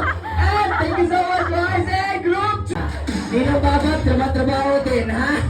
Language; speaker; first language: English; non-native, local second language; Cebuano